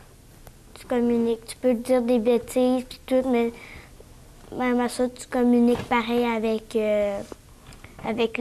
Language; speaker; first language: French; native; French